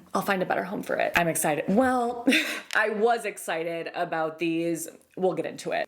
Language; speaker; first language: English; native; English